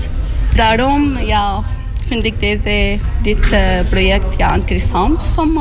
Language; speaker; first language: Dutch; non-native, learner; Arabic